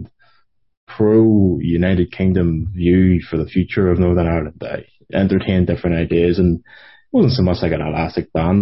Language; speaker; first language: English; native; English